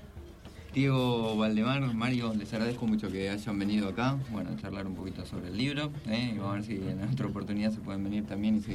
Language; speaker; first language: Spanish; native; Spanish